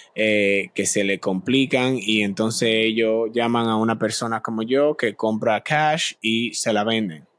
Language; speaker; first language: Spanish; native; Spanish